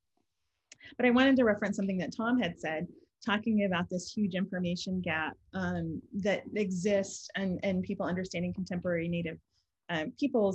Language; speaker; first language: English; native; English